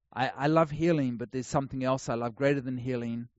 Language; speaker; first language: English; native; English